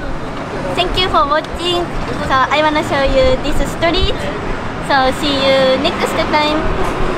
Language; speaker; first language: English; non-native, learner; Japanese